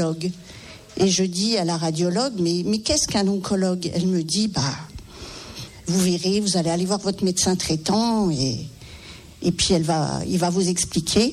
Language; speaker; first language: French; native; French